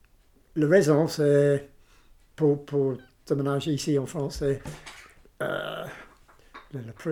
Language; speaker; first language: French; non-native, learner; English